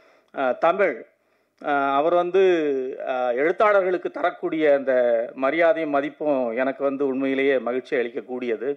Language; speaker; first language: Tamil; native; Tamil